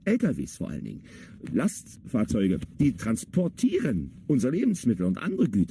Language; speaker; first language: German; native; German